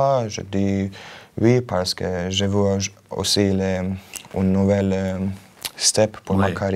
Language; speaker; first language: French; non-native, learner; Croatian